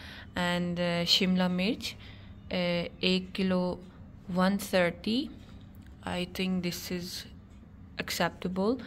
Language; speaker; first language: English; non-native, fluent; Chinese